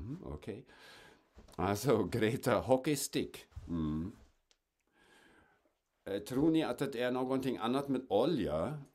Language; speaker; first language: Swedish; non-native, fluent; German